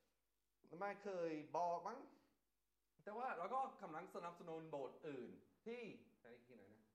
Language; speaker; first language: Thai; non-native, fluent; English